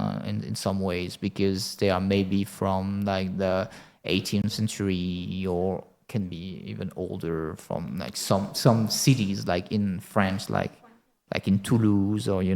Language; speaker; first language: English; non-native, fluent; French